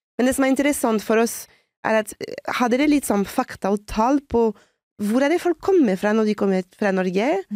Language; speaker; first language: Norwegian; non-native, fluent; French